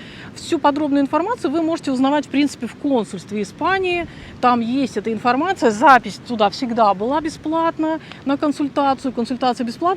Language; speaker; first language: Russian; native; Russian